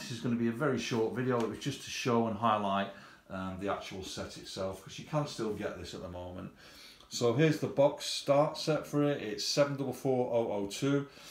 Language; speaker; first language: English; native; English